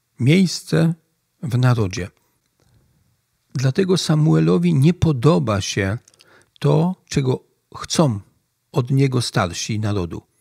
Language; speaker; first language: Polish; native; Polish